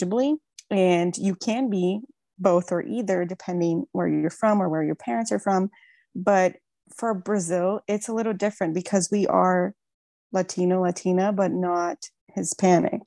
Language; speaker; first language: English; non-native, fluent; Portuguese